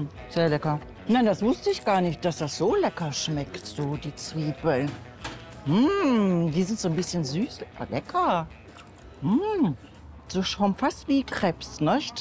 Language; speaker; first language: German; native; German